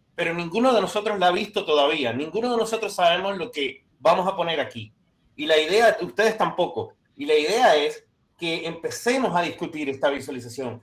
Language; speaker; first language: Spanish; native; Spanish